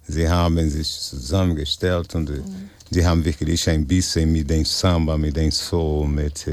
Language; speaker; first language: German; non-native, fluent; Portuguese